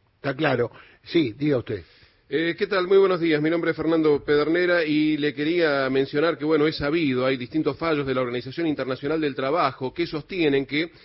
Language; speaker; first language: Spanish; native; Spanish